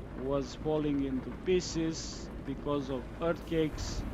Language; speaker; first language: English; non-native, fluent; Romanian